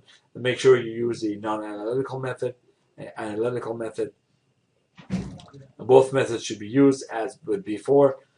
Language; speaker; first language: English; non-native, fluent; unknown